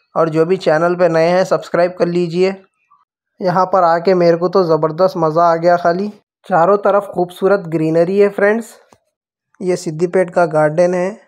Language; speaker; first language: Hindi; non-native, local second language; Urdu